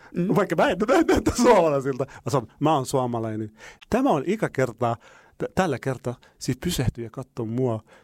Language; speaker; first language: Finnish; non-native, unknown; Arabic